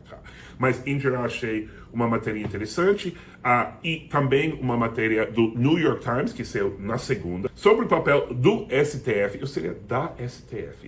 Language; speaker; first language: Portuguese; non-native, fluent; English